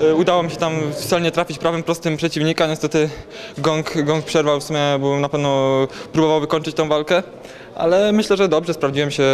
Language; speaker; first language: Polish; native; Polish